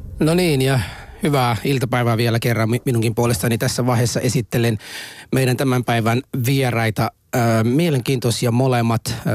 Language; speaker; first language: Finnish; non-native, fluent; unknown